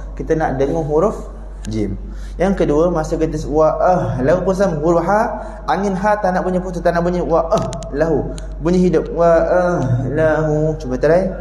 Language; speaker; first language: Malay; native; Malay